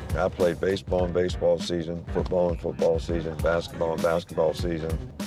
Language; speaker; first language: English; native; English